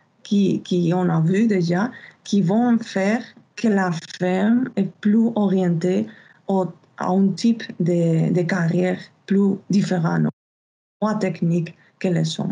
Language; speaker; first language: French; non-native, fluent; Spanish